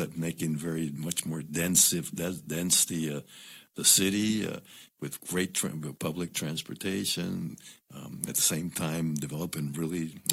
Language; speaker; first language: English; non-native, local second language; Spanish